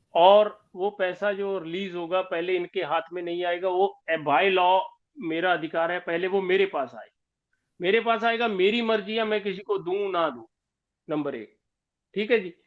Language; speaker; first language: Hindi; non-native, local second language; Punjabi